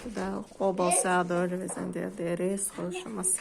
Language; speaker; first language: Russian; non-native, local second language; Chechen